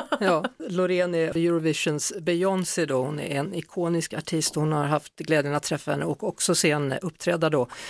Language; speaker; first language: Swedish; native; Swedish